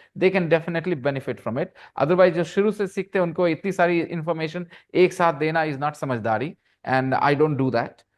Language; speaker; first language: Hindi; native; Hindi